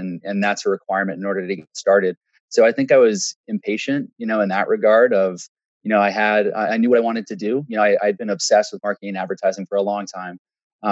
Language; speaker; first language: English; native; English